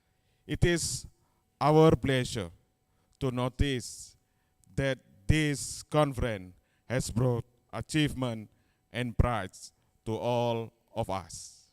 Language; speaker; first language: English; non-native, learner; Indonesian